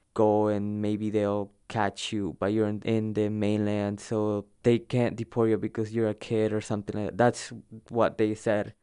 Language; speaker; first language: English; early bilingual, other home language; Spanish